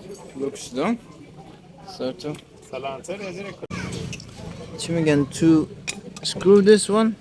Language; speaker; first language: English; non-native, learner; Persian